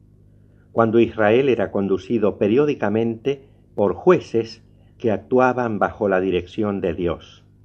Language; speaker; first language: Spanish; native; Spanish